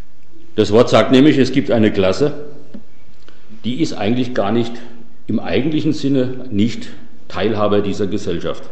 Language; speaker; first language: German; native; German